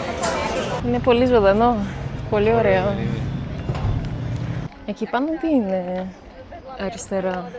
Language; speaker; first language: Greek; early bilingual, heritage; French